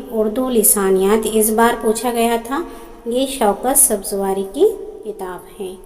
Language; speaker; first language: Urdu; native; Urdu